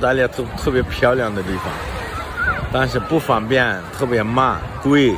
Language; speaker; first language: Chinese; non-native, fluent; English